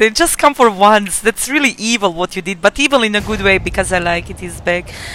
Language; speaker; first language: English; non-native, fluent; Croatian